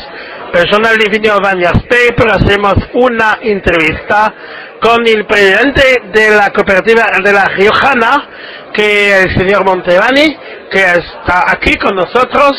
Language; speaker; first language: Spanish; non-native, learner; French